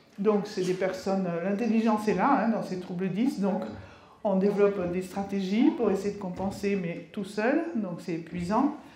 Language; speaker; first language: French; native; French